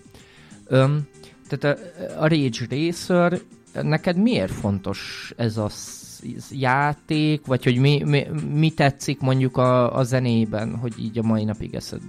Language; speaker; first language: Hungarian; native; Hungarian